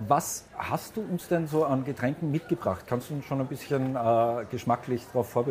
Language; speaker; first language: German; native; German